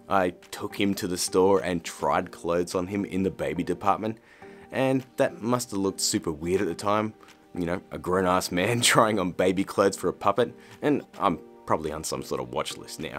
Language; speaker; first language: English; native; English